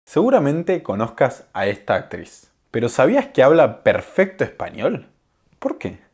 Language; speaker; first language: Spanish; native; Spanish